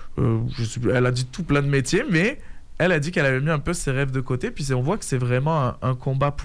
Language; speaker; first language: French; native; French